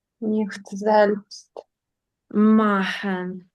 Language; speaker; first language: German; non-native, learner; Ukrainian